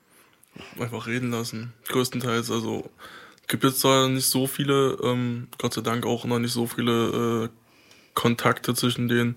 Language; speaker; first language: German; native; German